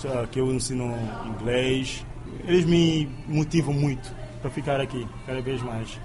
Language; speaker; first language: Portuguese; non-native, local second language; Kabuverdianu